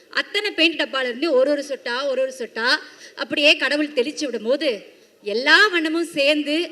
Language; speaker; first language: Tamil; native; Tamil